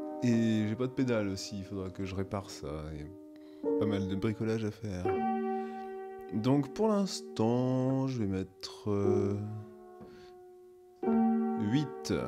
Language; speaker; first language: French; native; French